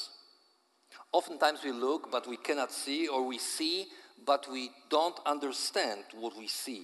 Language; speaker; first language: English; non-native, fluent; Polish